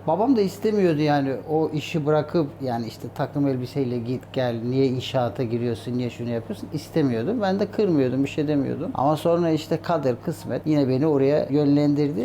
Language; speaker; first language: Turkish; early bilingual, heritage; Turkish